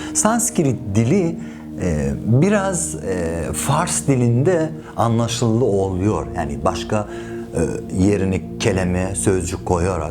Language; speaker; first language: Turkish; non-native, fluent; Persian